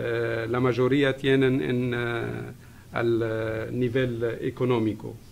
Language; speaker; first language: Spanish; non-native, fluent; Arabic